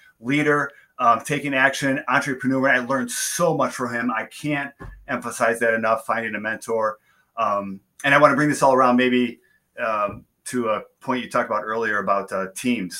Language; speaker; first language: English; native; English